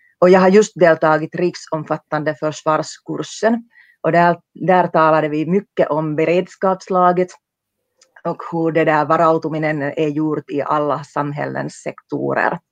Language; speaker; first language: Swedish; non-native, local second language; Finnish